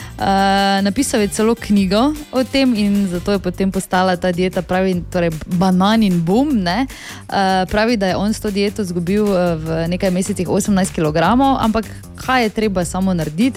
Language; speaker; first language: Slovenian; native; Slovenian